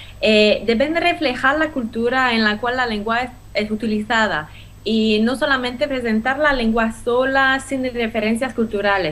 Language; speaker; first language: Spanish; non-native, fluent; French